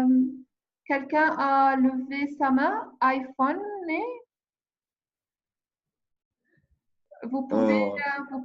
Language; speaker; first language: French; non-native, learner; English